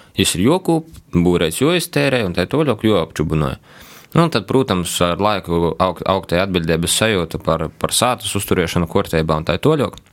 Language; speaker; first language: Latvian; native; Latvian